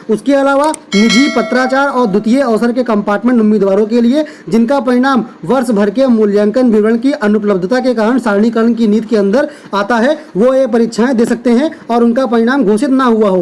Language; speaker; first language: Hindi; native; Hindi